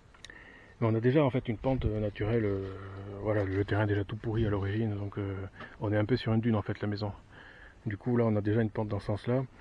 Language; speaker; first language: French; native; French